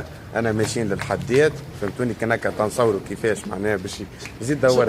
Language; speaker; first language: Arabic; native; Arabic